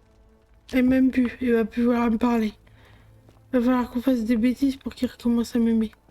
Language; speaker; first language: French; native; French